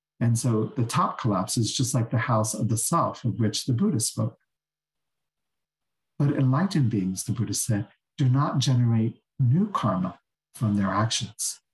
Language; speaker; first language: English; native; English